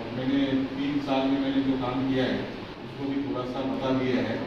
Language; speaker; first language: Hindi; non-native, local second language; Marathi